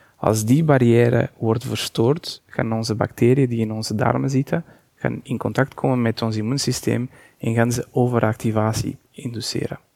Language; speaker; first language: Dutch; non-native, fluent; Portuguese